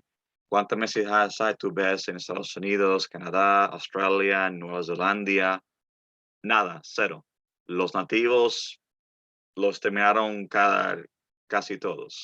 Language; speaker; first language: Spanish; early bilingual, heritage; Spanish